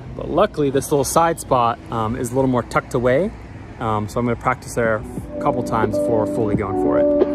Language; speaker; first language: English; native; English